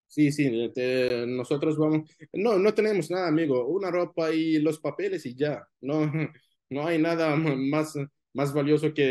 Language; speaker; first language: Spanish; non-native, fluent; Arabic